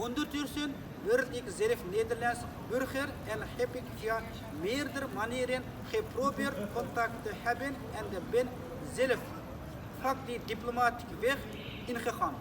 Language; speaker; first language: Dutch; non-native, fluent; Uyghur